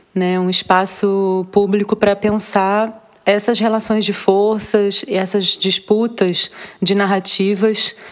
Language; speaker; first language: Portuguese; native; Portuguese